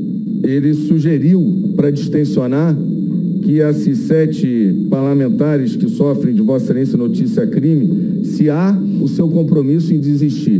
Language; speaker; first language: Portuguese; native; Portuguese